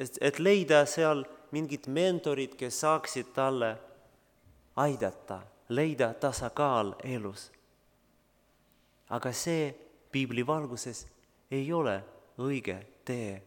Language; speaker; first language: Estonian; non-native, learner; Russian